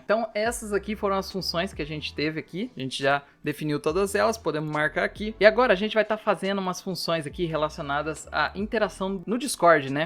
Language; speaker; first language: Portuguese; native; Portuguese